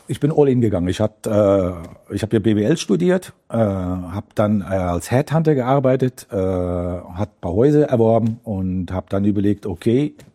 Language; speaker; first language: German; non-native, fluent; Dutch